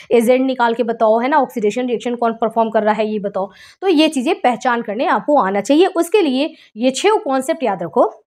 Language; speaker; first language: Hindi; native; Hindi